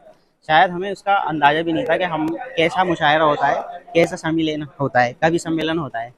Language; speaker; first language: Hindi; native; Hindi